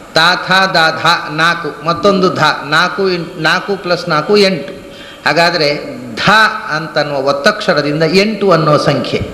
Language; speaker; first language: Kannada; non-native, local second language; Tulu